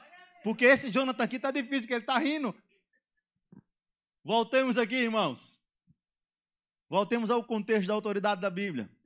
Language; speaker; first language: Portuguese; native; Portuguese